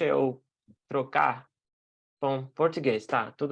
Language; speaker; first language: Portuguese; non-native, fluent; Russian